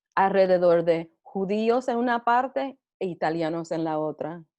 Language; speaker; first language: Spanish; early bilingual, heritage; Spanish